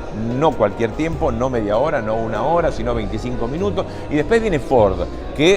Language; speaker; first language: Spanish; native; Spanish